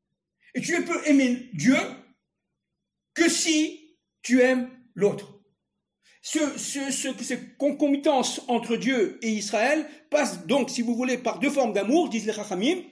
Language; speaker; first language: French; native; French